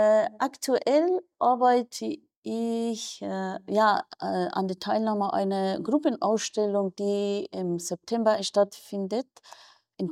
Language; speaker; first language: German; non-native, fluent; Persian